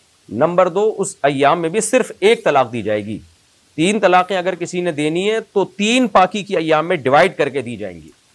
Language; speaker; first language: Urdu; native; Urdu